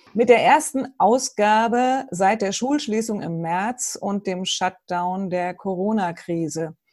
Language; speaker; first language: German; native; German